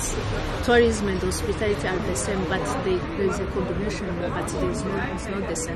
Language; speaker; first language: English; non-native, local second language; Kinyarwanda